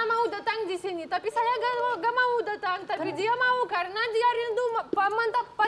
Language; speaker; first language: Indonesian; non-native, learner; Russian